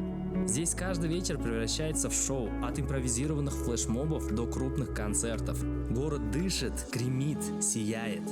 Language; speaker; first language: Russian; native; Russian